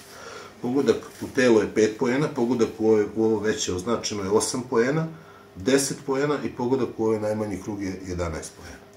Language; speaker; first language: Serbian; native; Serbian